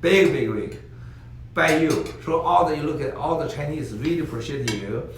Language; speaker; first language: English; non-native, learner; Chinese